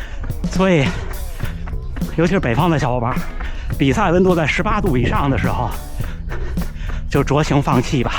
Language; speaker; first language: Chinese; native; Chinese